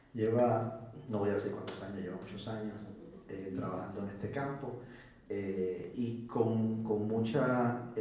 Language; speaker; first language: Spanish; native; Spanish